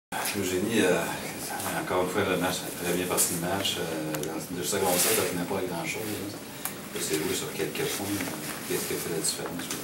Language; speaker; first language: French; native; French